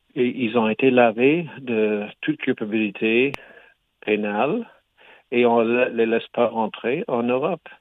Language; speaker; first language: French; native; French